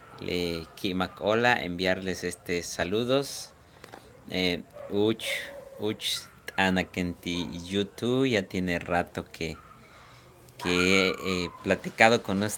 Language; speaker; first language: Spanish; non-native, local second language; Yucateco